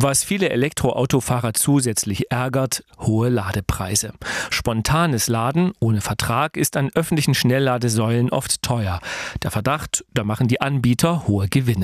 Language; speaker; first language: German; native; German